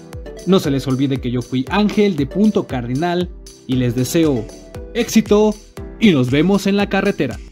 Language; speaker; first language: Spanish; native; Spanish